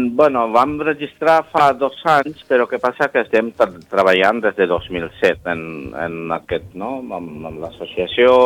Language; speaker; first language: Catalan; non-native, learner; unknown